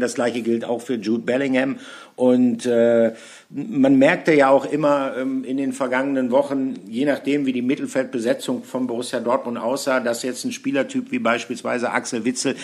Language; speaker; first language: German; native; German